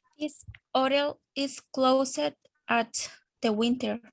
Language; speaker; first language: English; non-native, learner; Spanish